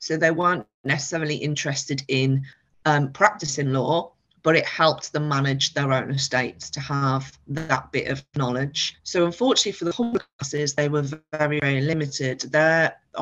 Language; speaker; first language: English; native; English